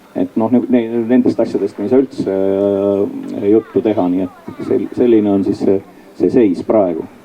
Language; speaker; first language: Estonian; native; Estonian